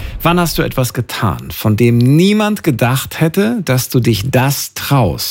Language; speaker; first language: German; native; German